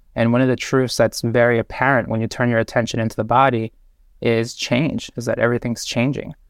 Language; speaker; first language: English; native; English